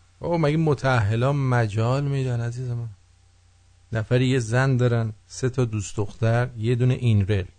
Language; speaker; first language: Persian; native; Persian